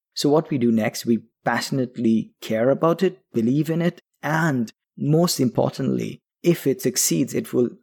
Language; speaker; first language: English; non-native, local second language; Bangla